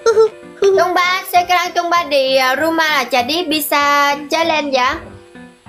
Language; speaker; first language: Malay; non-native, learner; Vietnamese